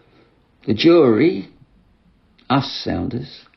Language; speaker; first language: English; native; English